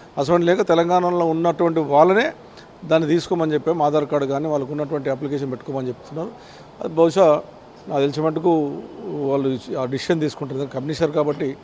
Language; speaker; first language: Telugu; native; Telugu